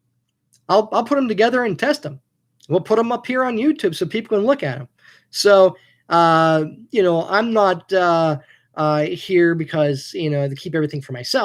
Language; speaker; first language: English; native; English